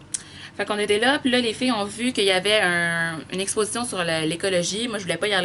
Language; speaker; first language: French; native; French